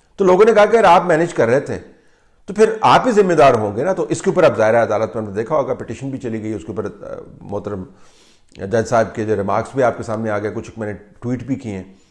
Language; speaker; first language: Urdu; native; Urdu